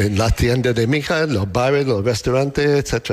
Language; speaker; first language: Spanish; non-native, learner; English